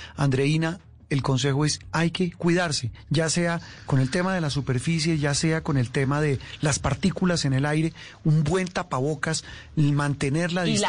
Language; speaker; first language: Spanish; native; Spanish